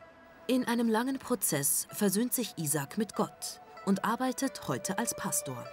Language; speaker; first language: German; native; German